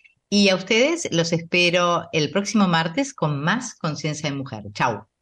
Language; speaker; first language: Spanish; native; Spanish